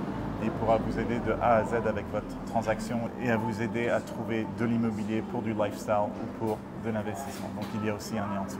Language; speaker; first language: French; native; French